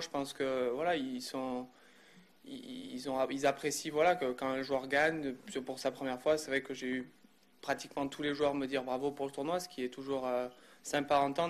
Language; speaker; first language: French; native; French